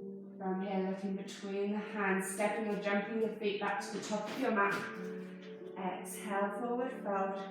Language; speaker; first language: English; native; English